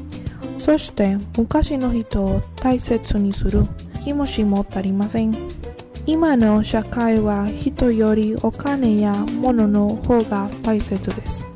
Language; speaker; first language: Japanese; non-native, learner; Spanish